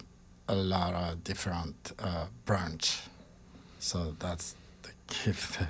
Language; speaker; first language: English; non-native, fluent; Malagasy